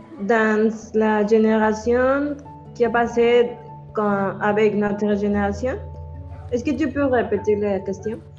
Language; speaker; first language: French; non-native, learner; Spanish